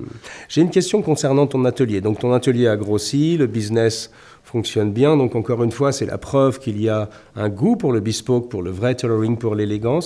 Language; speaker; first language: French; native; French